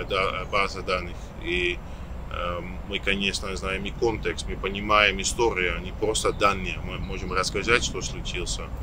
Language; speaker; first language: Russian; non-native, learner; Dutch